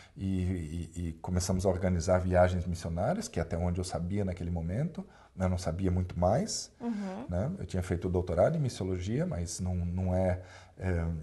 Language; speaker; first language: Portuguese; native; Portuguese